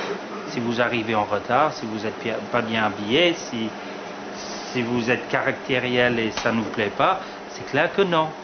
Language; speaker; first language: French; non-native, fluent; English